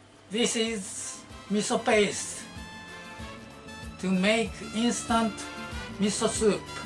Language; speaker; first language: English; non-native, learner; Japanese